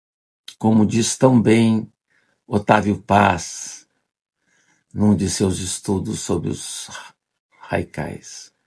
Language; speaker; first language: Portuguese; native; Portuguese